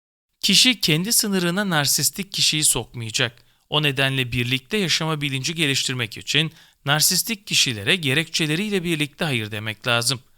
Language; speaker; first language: Turkish; native; Turkish